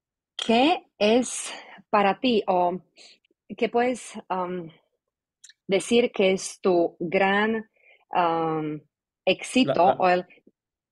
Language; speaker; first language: Spanish; non-native, fluent; Slovak